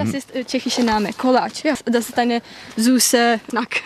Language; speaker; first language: German; non-native, learner; Czech